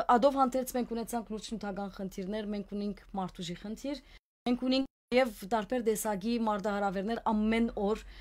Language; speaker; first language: Armenian; native; Armenian